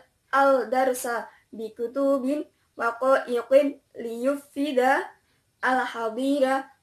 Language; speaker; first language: Arabic; non-native, learner; Indonesian